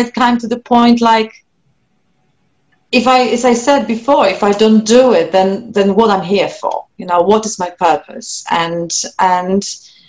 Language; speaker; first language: English; non-native, fluent; Polish